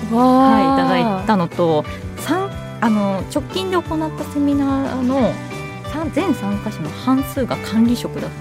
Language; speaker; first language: Japanese; native; Japanese